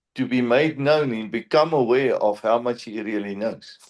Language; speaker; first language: English; non-native, local second language; Afrikaans